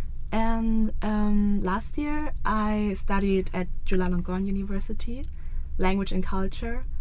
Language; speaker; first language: English; non-native, fluent; German